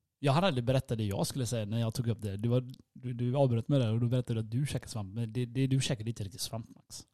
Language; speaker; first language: Swedish; early bilingual, other home language; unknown